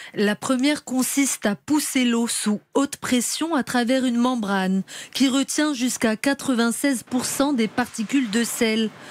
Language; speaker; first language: French; non-native, local second language; Arabic